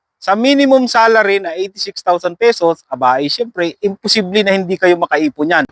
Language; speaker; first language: Filipino; native; Filipino